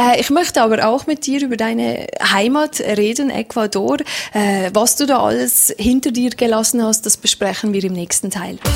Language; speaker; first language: German; native; German